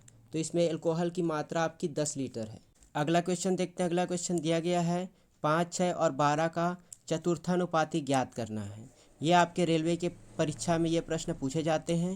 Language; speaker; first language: Hindi; native; Hindi